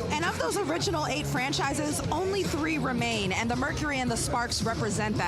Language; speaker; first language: English; native; English